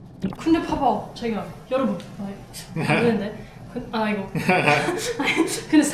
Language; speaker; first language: Korean; non-native, learner; German